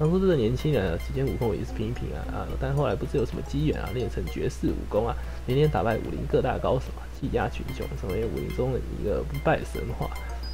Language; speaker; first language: Chinese; native; Chinese